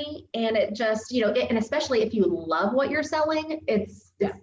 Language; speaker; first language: English; native; English